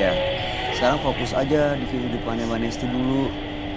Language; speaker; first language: Indonesian; native; Indonesian